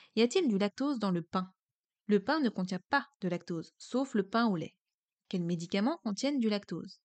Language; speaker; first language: French; native; French